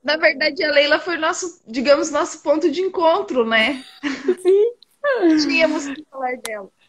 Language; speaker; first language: Portuguese; native; Portuguese